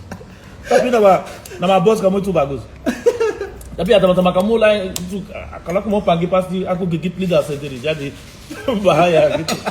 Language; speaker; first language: Indonesian; non-native, fluent; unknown